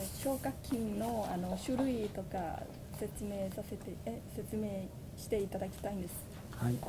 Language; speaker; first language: Japanese; non-native, fluent; Thai